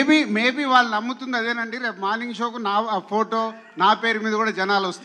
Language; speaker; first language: Telugu; native; Telugu